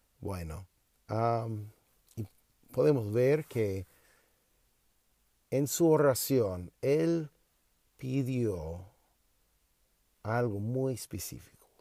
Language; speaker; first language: Spanish; non-native, learner; English